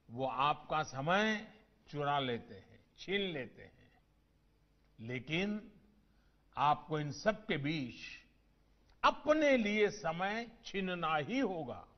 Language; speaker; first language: Hindi; non-native, local second language; Gujarati